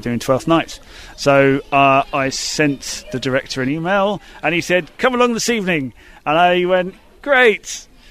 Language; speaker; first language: English; native; English